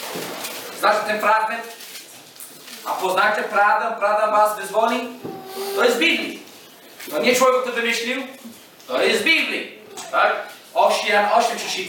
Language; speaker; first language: Polish; non-native, fluent; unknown